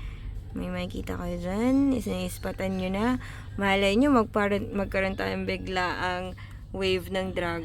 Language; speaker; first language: Filipino; native; Filipino